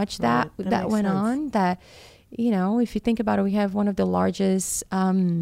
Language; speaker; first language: English; non-native, fluent; Portuguese